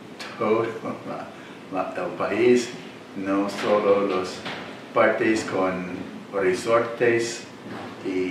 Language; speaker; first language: Spanish; non-native, learner; English